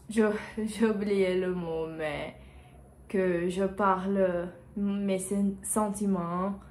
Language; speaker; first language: French; non-native, learner; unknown